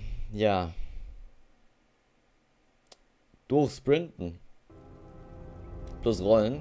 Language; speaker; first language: German; native; German